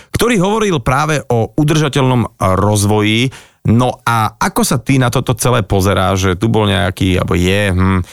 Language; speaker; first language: Slovak; native; Slovak